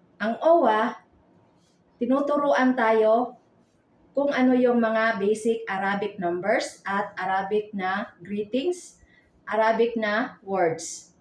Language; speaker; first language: Filipino; non-native, local second language; Cebuano